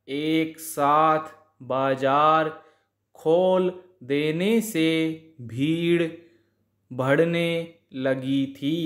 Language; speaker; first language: Hindi; native; Hindi